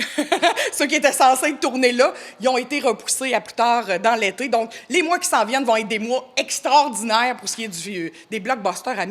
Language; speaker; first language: French; native; French